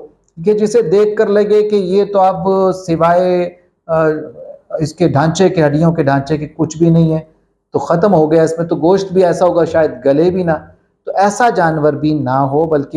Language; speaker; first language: Urdu; native; Urdu